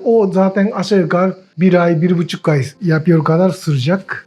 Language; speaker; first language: Turkish; non-native, learner; Japanese